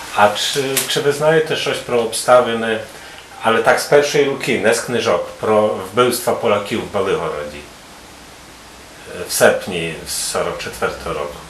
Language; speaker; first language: Ukrainian; early bilingual, heritage; Ukrainian